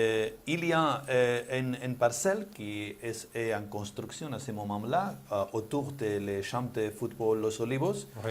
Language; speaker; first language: French; non-native, learner; Spanish